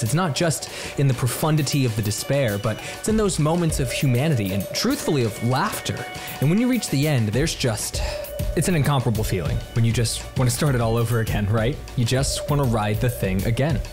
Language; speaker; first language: English; native; English